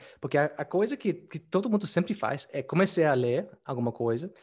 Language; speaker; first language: Portuguese; non-native, fluent; English